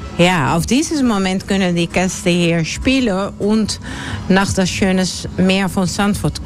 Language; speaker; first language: German; non-native, learner; Dutch